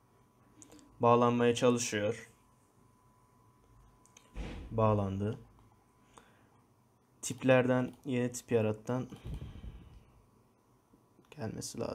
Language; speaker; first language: Turkish; native; Turkish